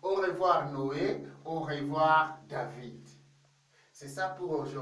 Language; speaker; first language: French; non-native, fluent; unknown